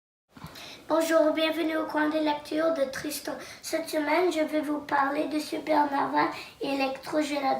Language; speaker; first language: French; non-native, local second language; English